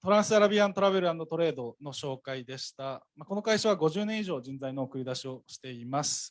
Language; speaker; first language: Japanese; native; Japanese